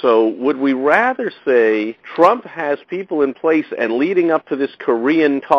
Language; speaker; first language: English; native; English